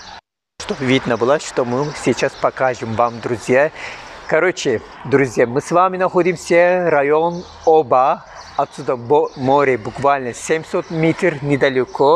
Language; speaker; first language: Russian; non-native, learner; Turkish